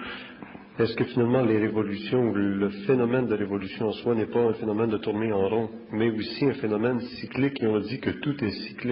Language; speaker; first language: French; native; French